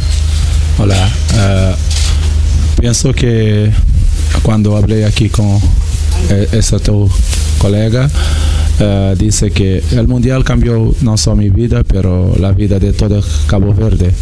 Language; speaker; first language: Spanish; non-native, fluent; Portuguese